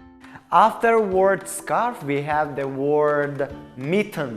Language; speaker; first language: English; non-native, learner; Tajik